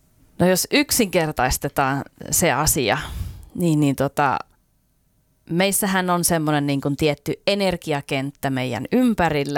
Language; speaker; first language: Finnish; native; Finnish